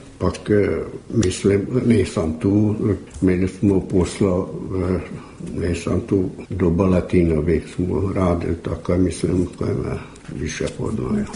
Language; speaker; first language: Serbian; early bilingual, heritage; Serbian